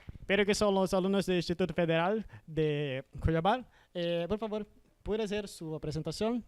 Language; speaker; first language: Spanish; non-native, learner; Portuguese